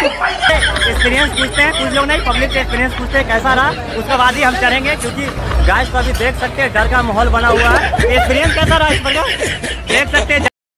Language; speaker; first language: Hindi; native; Hindi